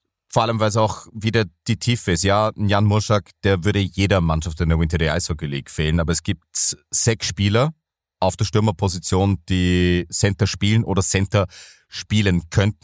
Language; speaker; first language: German; native; German